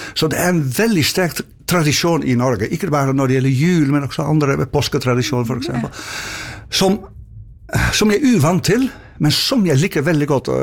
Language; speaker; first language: Norwegian; non-native, fluent; Dutch